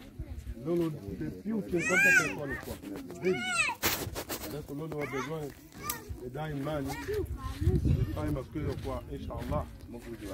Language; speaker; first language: Italian; non-native, learner; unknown